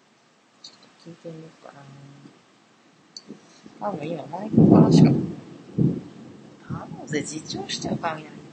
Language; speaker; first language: Japanese; native; Japanese